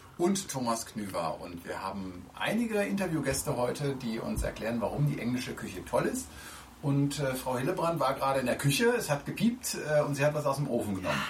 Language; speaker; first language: German; native; German